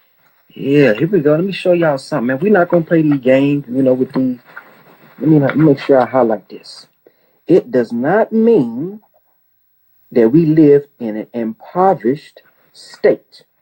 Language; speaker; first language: English; native; English